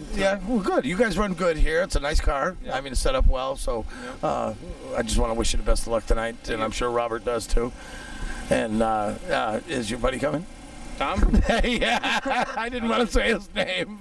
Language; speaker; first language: English; native; English